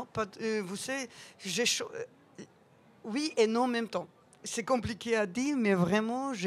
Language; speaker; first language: French; non-native, learner; Georgian